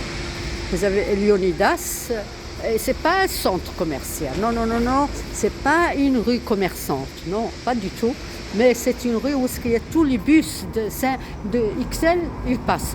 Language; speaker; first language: French; non-native, local second language; Arabic